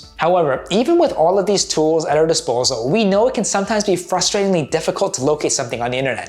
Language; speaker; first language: English; native; English